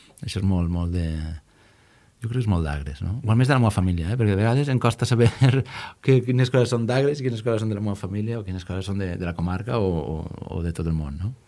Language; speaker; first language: Catalan; native; Catalan